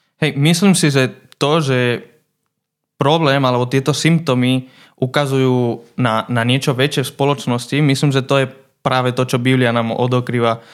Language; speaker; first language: Slovak; non-native, fluent; Spanish